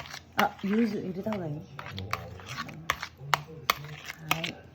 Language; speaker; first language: Japanese; non-native, learner; Cebuano